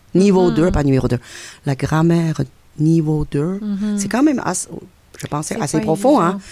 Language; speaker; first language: French; non-native, fluent; Chinese